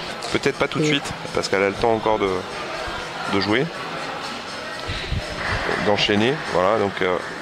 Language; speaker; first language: French; native; French